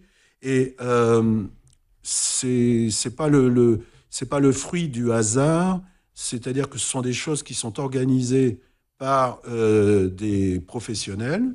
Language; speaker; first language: French; native; French